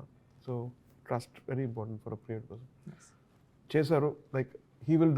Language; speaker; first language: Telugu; non-native, learner; Tamil